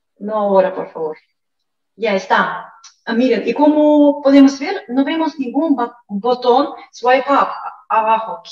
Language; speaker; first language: Spanish; non-native, fluent; Russian